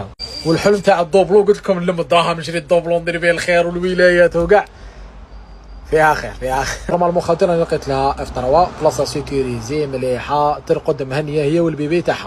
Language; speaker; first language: Arabic; native; Arabic